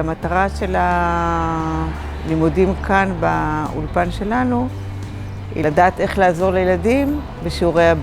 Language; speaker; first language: Hebrew; non-native, fluent; French